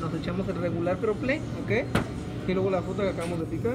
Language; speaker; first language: Spanish; early bilingual, heritage; Spanish